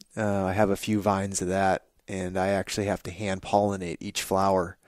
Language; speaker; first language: English; native; English